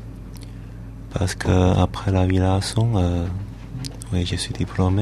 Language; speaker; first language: French; non-native, learner; Chinese